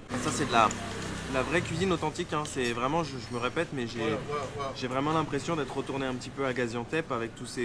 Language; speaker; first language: French; native; French